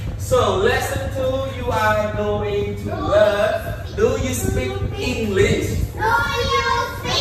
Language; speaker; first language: English; non-native, learner; Khmer